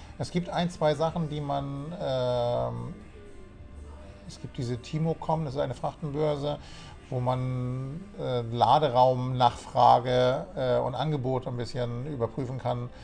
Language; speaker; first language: German; native; German